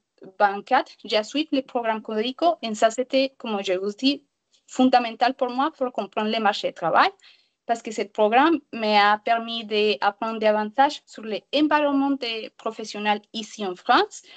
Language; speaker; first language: French; non-native, learner; Spanish